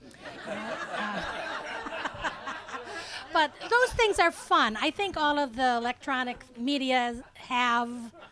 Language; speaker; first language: English; native; English